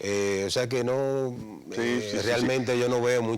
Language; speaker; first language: Spanish; native; Spanish